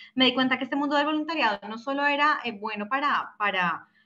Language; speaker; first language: Spanish; native; Spanish